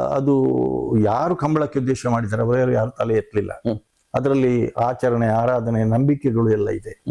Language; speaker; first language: Kannada; non-native, local second language; Tulu